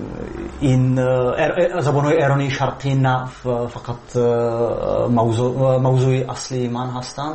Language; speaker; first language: Persian; non-native, fluent; Czech